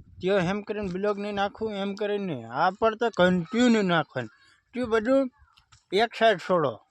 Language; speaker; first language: Gujarati; non-native, local second language; Bhili